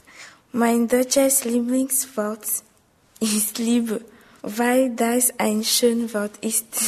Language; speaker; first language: German; non-native, learner; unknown